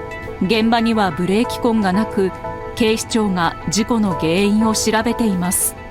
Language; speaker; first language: Japanese; native; Japanese